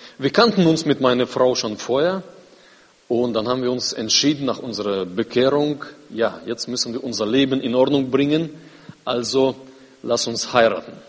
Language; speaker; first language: German; non-native, fluent; Russian